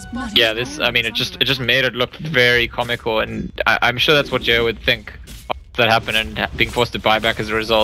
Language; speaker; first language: English; native; English